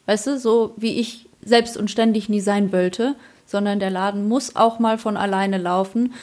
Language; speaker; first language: German; early bilingual, other home language; Polish